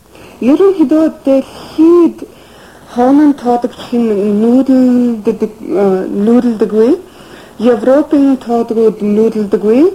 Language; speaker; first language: Mongolian; non-native, fluent; English